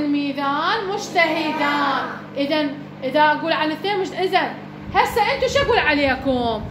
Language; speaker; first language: Arabic; native; Arabic